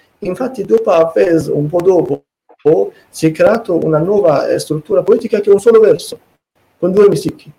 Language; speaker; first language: Italian; non-native, fluent; Persian